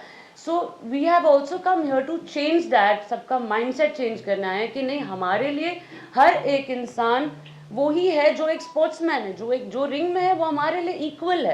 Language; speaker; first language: Hindi; native; Hindi